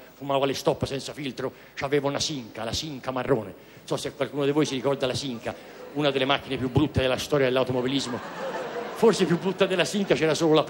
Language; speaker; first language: Italian; native; Italian